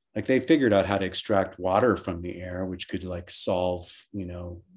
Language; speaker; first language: English; native; English